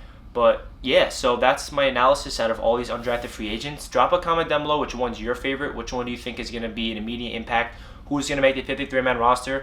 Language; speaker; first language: English; native; English